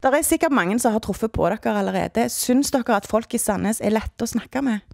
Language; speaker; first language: Norwegian; native; Norwegian